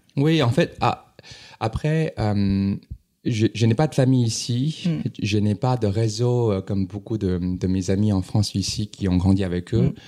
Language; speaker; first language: French; non-native, fluent; Chinese